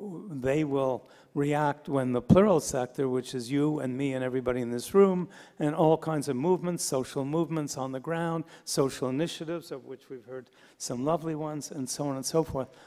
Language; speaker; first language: English; native; English